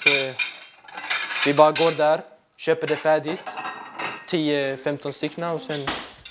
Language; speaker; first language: Swedish; early bilingual, other home language; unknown